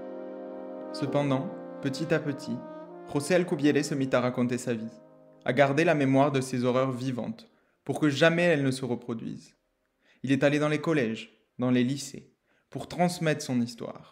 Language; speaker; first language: French; native; French